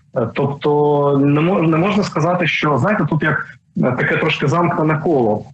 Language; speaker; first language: Ukrainian; non-native, local second language; Russian